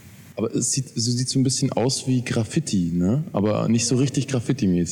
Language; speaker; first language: German; native; German